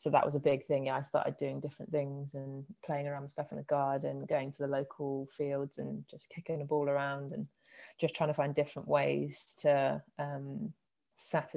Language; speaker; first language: English; native; English